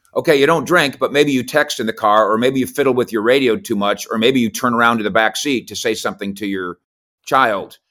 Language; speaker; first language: English; native; English